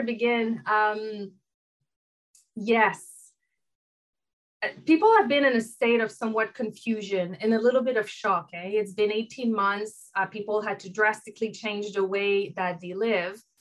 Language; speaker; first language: English; non-native, fluent; French